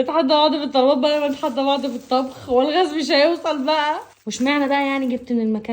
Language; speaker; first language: Arabic; native; Arabic